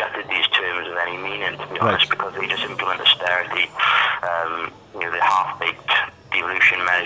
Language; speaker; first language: English; native; English